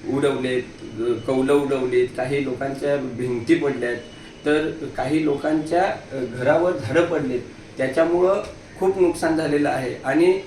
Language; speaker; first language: Marathi; native; Marathi